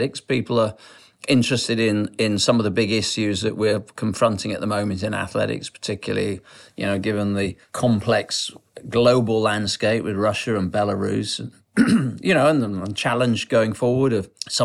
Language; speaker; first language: English; native; English